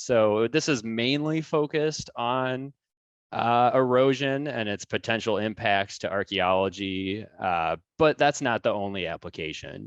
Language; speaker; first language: English; native; English